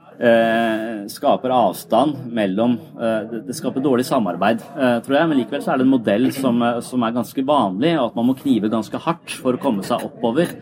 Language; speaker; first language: Norwegian; native; Norwegian